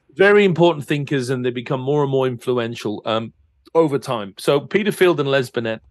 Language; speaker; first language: English; native; English